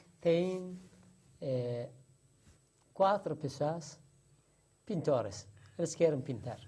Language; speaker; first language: Portuguese; non-native, learner; Persian